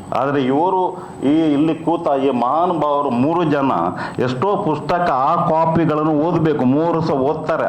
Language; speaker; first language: Kannada; non-native, local second language; Konkani